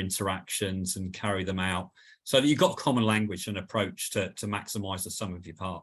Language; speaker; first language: English; native; English